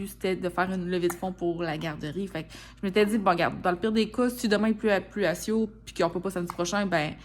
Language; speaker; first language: French; native; French